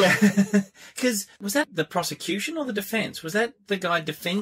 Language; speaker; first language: English; native; English